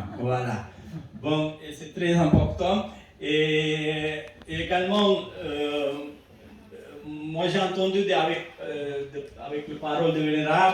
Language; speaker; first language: French; non-native, fluent; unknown